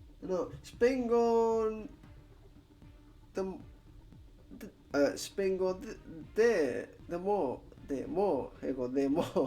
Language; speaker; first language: Japanese; non-native, learner; English